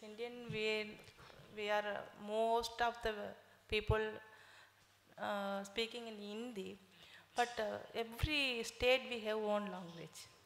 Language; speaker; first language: English; non-native, local second language; Tamil